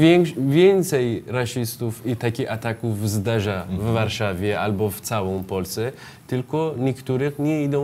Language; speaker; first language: Polish; non-native, learner; Persian